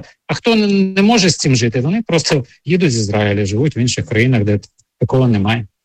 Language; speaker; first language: Ukrainian; native; Ukrainian